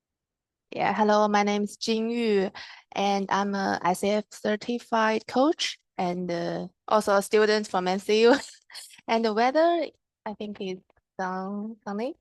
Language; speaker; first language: English; non-native, learner; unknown